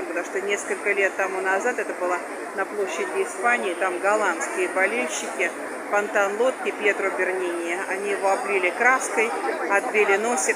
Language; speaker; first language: Russian; native; Russian